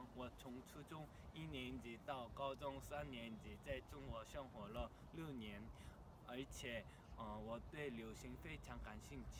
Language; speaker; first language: Chinese; non-native, fluent; Korean